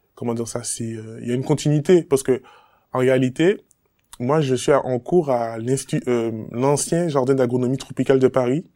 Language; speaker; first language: French; native; French